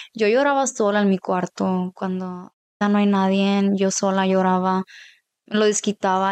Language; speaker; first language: Spanish; early bilingual, heritage; Spanish